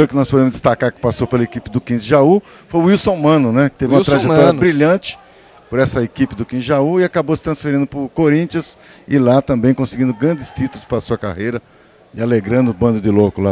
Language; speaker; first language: Portuguese; native; Portuguese